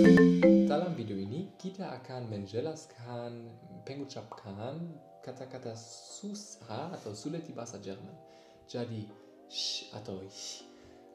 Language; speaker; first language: Indonesian; non-native, learner; German